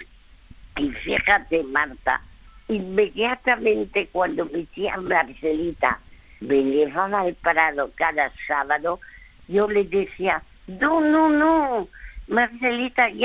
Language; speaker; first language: Spanish; early bilingual, other home language; French